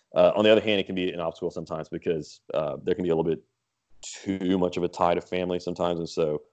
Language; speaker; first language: English; native; English